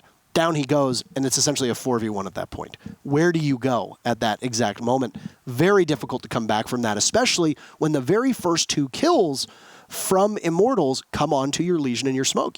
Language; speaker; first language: English; native; English